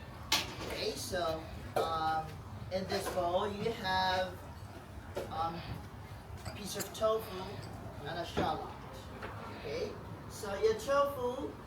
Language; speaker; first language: English; non-native, learner; Thai